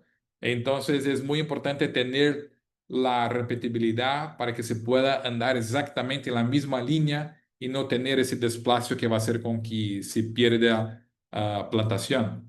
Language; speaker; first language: Spanish; non-native, fluent; Portuguese